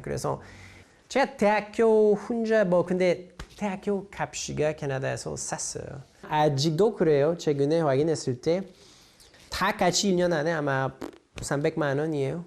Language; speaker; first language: Korean; non-native, learner; English